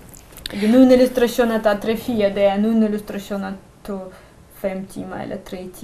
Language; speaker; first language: Danish; non-native, learner; Russian